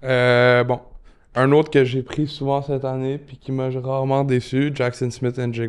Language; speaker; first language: French; native; French